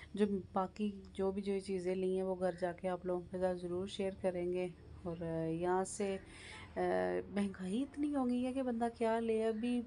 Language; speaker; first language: Urdu; native; Urdu